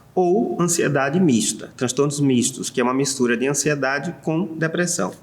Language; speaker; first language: Portuguese; native; Portuguese